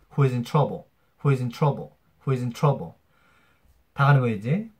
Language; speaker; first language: English; non-native, fluent; Korean